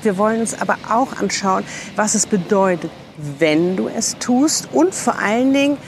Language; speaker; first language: German; native; German